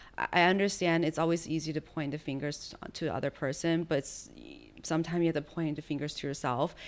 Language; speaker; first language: English; early bilingual, other home language; Chinese